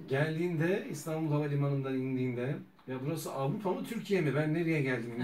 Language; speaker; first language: Turkish; native; Turkish